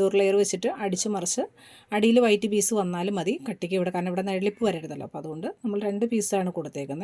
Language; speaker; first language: Malayalam; native; Malayalam